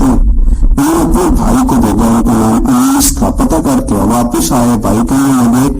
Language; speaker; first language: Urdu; non-native, local second language; Punjabi